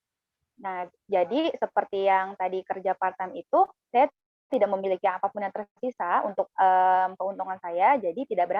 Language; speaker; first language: Indonesian; native; Indonesian